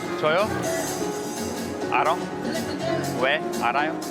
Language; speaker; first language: Korean; non-native, learner; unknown